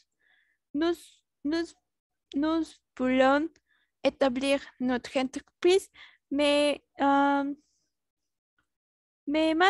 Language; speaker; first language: French; non-native, learner; Spanish